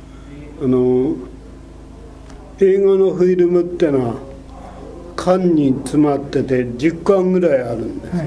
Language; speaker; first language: Japanese; native; Japanese